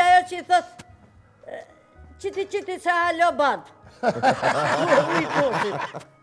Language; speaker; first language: Albanian; native; Albanian